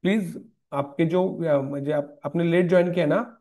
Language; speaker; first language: Hindi; non-native, local second language; Marathi